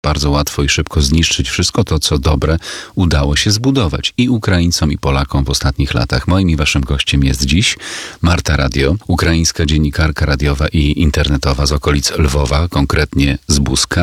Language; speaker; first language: Polish; native; Polish